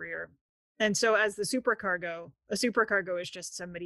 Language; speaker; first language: English; native; English